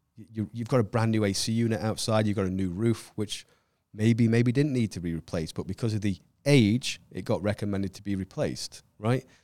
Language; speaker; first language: English; native; English